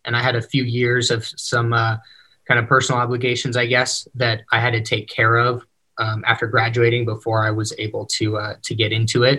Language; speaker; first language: English; native; English